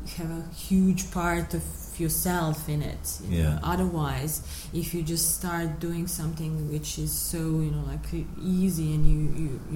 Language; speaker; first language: English; non-native, fluent; Bosnian